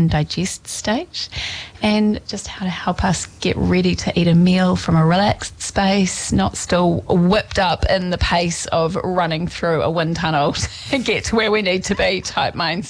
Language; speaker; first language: English; native; English